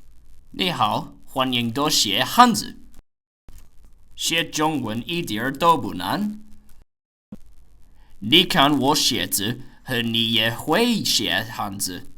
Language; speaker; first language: Chinese; non-native, learner; English